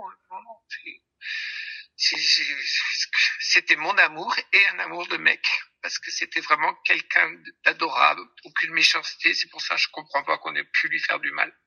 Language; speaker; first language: French; native; French